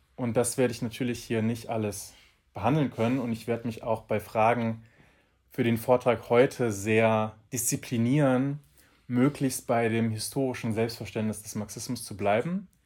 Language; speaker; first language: German; native; German